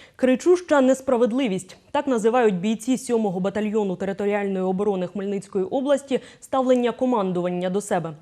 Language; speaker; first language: Ukrainian; native; Ukrainian